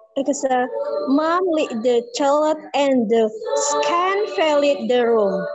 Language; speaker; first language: English; non-native, learner; Indonesian